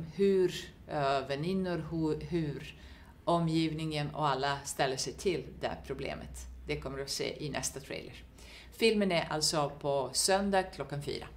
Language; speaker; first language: Swedish; non-native, fluent; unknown